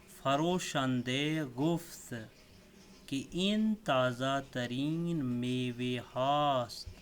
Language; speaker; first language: Persian; non-native, fluent; Urdu